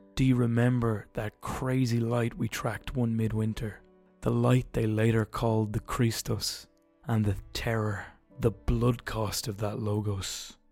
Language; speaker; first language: English; native; English